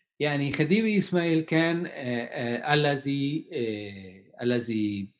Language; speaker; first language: Arabic; non-native, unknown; Hungarian